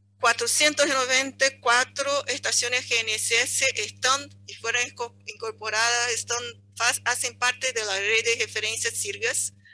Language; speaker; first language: Spanish; non-native, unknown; Portuguese